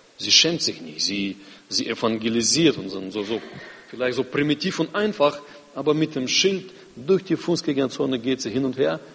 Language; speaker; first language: German; non-native, fluent; Russian